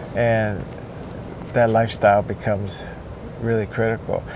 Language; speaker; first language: English; early bilingual, other home language; Spanish